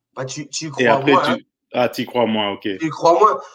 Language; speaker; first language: French; non-native, local second language; Arabic